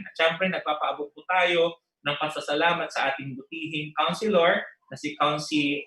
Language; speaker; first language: Filipino; native; Filipino